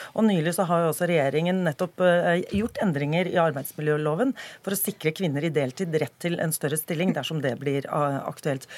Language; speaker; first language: Norwegian; native; Norwegian